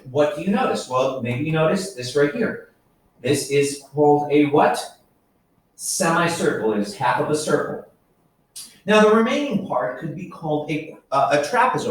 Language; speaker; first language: English; native; English